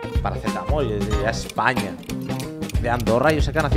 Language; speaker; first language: Spanish; native; Spanish